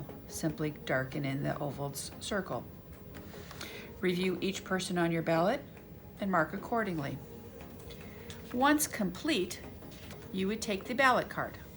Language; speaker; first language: English; native; English